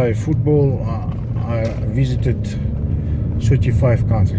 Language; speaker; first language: English; non-native, learner; Kazakh